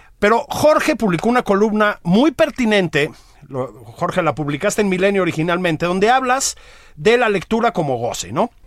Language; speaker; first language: Spanish; native; Spanish